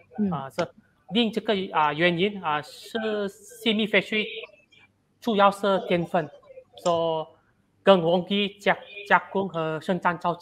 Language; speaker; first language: Chinese; non-native, learner; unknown